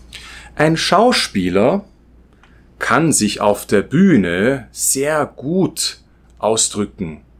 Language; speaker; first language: German; non-native, fluent; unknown